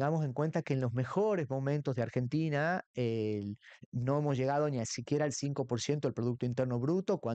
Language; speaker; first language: Spanish; native; Spanish